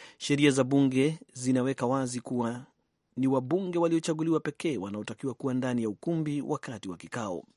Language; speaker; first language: Swahili; native; Swahili